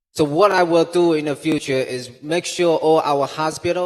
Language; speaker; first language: English; non-native, fluent; Chinese